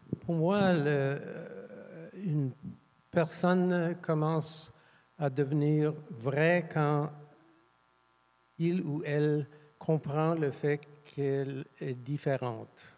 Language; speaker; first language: French; non-native, fluent; English